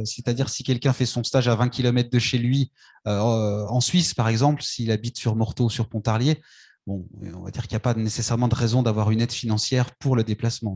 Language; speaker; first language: French; native; French